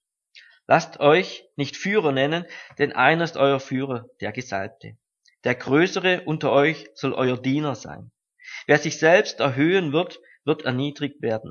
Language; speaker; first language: German; native; German